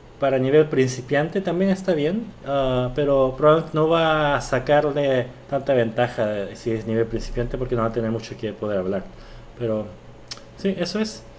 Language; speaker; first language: Spanish; early bilingual, other home language; Korean